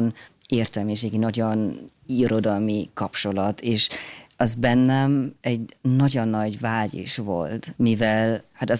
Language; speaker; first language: Hungarian; early bilingual, heritage; German